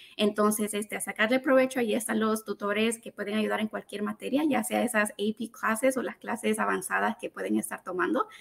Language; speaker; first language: Spanish; early bilingual, other home language; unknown